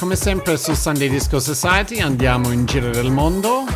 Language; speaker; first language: Italian; non-native, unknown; English